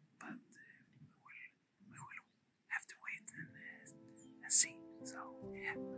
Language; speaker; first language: English; non-native, fluent; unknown